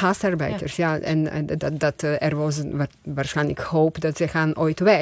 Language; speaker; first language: Dutch; non-native, fluent; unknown